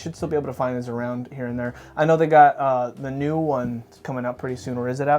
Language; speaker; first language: English; native; English